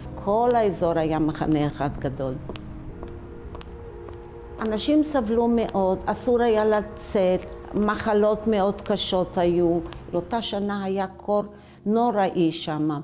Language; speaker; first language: Hebrew; early bilingual, other home language; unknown